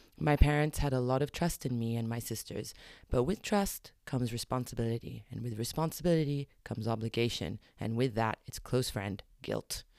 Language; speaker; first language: English; early bilingual, other home language; Arabic